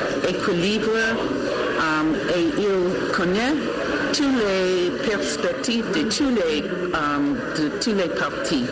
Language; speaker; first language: French; non-native, fluent; English